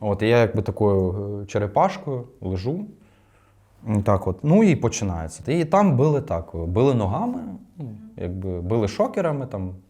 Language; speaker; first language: Ukrainian; non-native, local second language; Russian